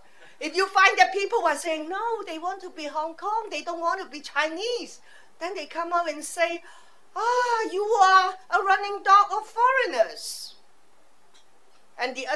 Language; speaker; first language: English; non-native, local second language; Cantonese